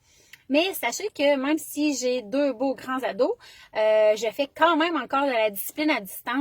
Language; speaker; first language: French; native; French